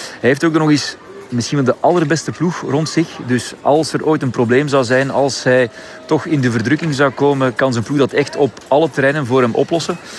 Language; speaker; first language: Dutch; native; Dutch